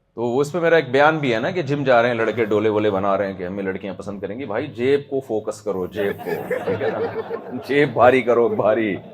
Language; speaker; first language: Urdu; native; Urdu